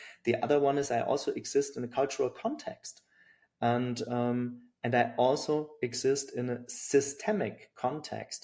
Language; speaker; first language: English; non-native, fluent; German